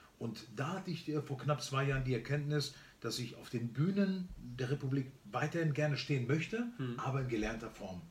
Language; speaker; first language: German; early bilingual, other home language; Spanish